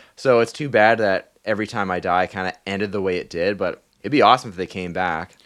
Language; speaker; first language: English; native; English